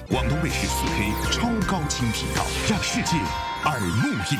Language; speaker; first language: Chinese; native; Chinese